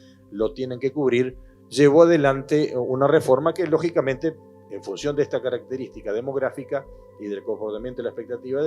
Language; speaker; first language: Spanish; native; Spanish